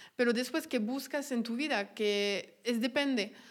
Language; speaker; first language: Spanish; non-native, fluent; French